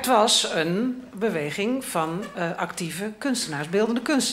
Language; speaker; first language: Dutch; native; Dutch